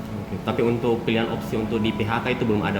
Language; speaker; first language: Indonesian; native; Indonesian